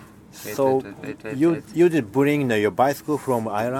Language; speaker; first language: English; non-native, learner; Japanese